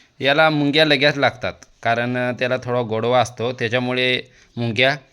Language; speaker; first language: Marathi; non-native, local second language; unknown